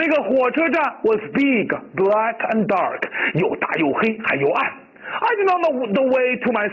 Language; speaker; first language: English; non-native, fluent; Chinese